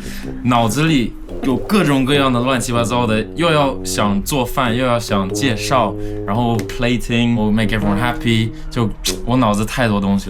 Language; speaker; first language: Chinese; non-native, local second language; English